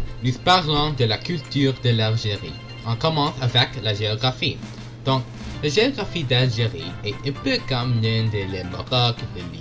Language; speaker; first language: French; non-native, learner; English